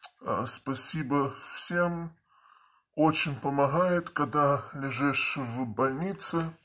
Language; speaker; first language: Russian; early bilingual, heritage; Russian